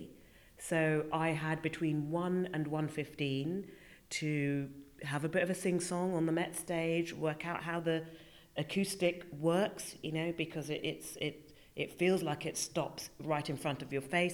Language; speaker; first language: English; native; English